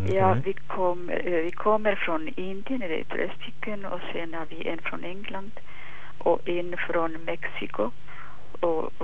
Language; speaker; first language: Swedish; non-native, fluent; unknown